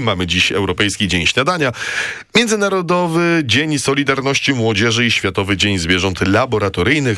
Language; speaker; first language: Polish; native; Polish